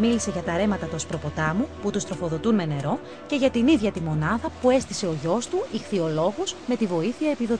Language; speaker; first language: Greek; native; Greek